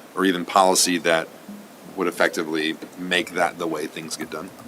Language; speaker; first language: English; native; English